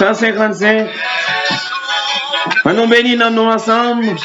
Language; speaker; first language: French; non-native, local second language; Haitian Creole